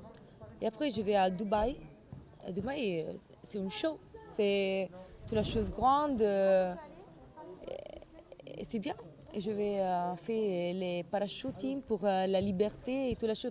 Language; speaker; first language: French; non-native, learner; Italian